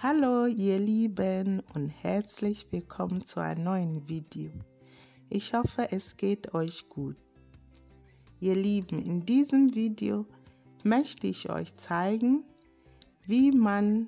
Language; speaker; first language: German; non-native, fluent; Akan